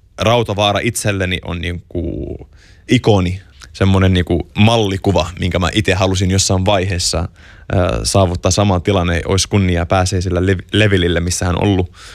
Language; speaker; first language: Finnish; non-native, fluent; Arabic